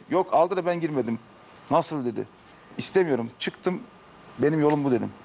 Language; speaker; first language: Turkish; early bilingual, heritage; Turkish